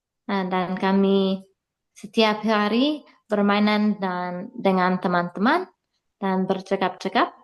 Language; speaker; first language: Indonesian; non-native, learner; English